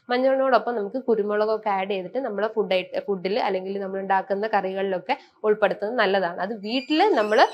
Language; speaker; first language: Malayalam; native; Malayalam